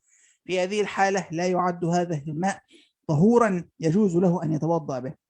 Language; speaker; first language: Arabic; native; Arabic